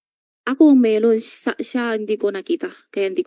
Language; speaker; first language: Filipino; non-native, learner; Chinese